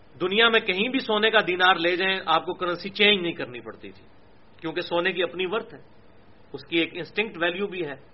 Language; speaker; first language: Urdu; non-native, local second language; Punjabi